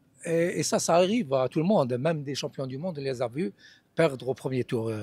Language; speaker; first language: French; non-native, local second language; Arabic